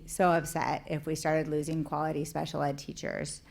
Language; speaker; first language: English; native; English